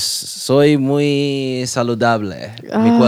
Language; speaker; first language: Spanish; non-native, learner; English